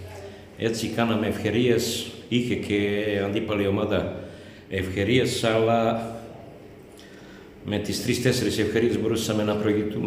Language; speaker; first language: Greek; non-native, fluent; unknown